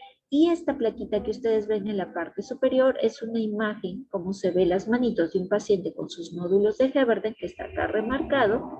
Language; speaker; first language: Spanish; native; Spanish